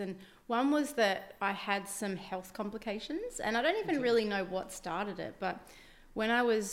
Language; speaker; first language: English; native; English